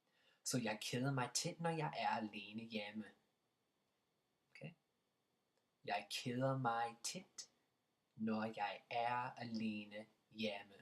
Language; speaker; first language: Danish; non-native, fluent; English